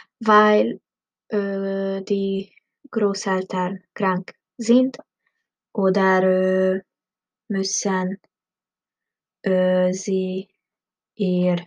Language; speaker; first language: German; non-native, learner; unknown